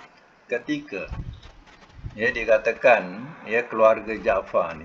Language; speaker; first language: Malay; native; Malay